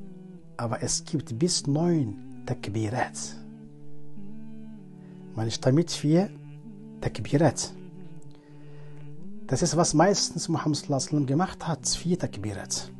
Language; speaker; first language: German; non-native, learner; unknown